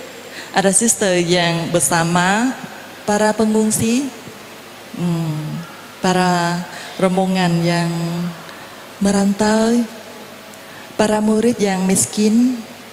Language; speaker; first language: Indonesian; non-native, fluent; Vietnamese